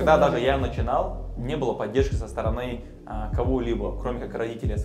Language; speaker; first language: Russian; native; Russian